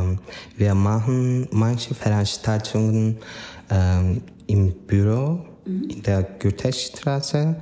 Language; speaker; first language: German; non-native, learner; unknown